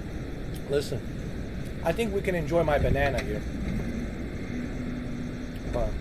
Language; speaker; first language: English; native; English